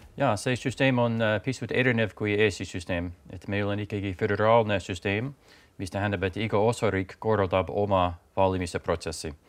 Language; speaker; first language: Estonian; non-native, fluent; English